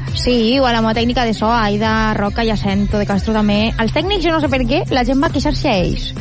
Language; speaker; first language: Catalan; native; Catalan